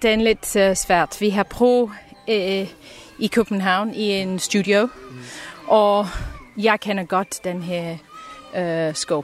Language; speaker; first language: Danish; non-native, learner; English